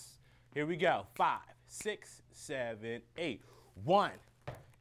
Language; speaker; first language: English; native; English